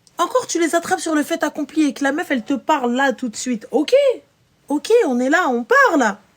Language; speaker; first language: French; early bilingual, other home language; Arabic